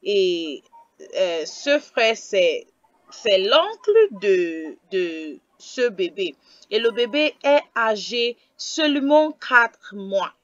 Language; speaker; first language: French; non-native, fluent; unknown